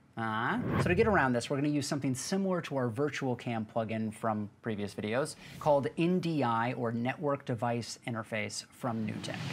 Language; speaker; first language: English; native; English